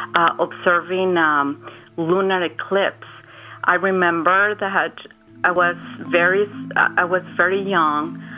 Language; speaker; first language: English; non-native, fluent; Spanish